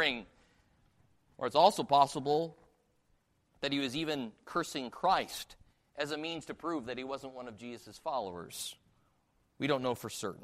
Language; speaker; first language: English; native; English